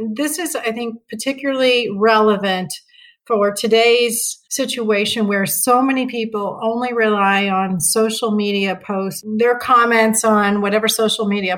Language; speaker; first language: English; native; English